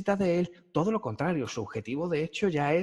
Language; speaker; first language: Spanish; native; Spanish